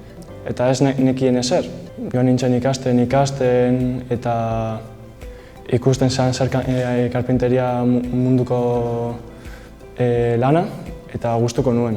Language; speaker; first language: Basque; non-native, local second language; Spanish